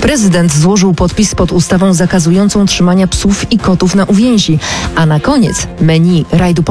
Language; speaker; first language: Polish; native; Polish